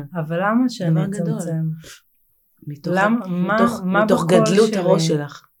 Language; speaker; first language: Hebrew; native; Hebrew